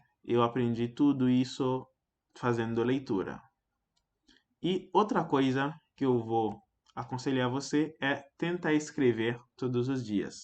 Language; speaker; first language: Portuguese; non-native, fluent; French